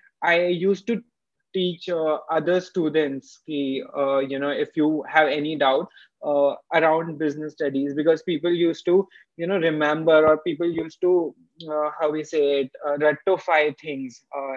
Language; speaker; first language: English; non-native, local second language; Hindi